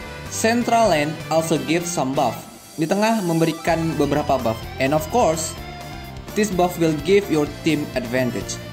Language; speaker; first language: English; non-native, learner; Indonesian